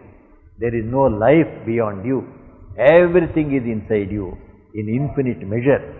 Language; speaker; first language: English; non-native, local second language; Tamil